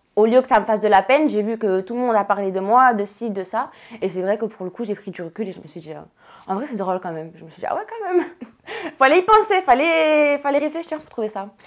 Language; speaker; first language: French; native; French